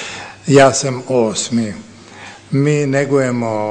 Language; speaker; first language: Serbian; native; Serbian